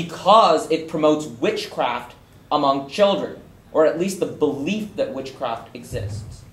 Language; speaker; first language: English; native; English